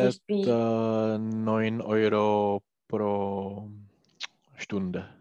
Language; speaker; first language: German; non-native, learner; Czech